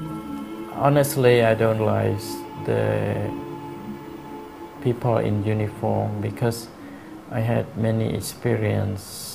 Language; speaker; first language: English; non-native, learner; Khmer